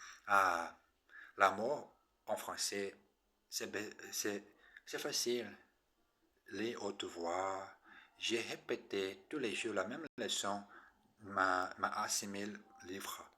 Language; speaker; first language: French; non-native, learner; Portuguese